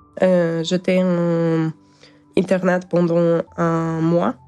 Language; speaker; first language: French; non-native, learner; Ukrainian